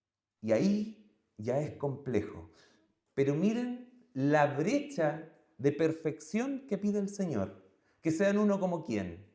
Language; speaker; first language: Spanish; native; Spanish